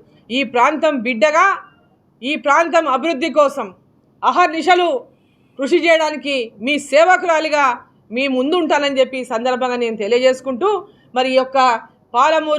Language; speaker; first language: Telugu; native; Telugu